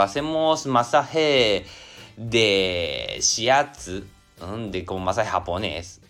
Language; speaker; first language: Spanish; non-native, learner; Japanese